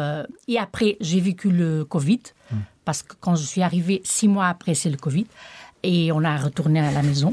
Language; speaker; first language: French; non-native, local second language; Portuguese